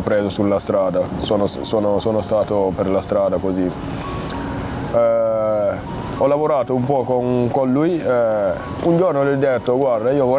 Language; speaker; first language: Italian; non-native, fluent; Fula